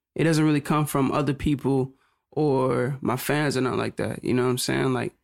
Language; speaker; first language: English; native; English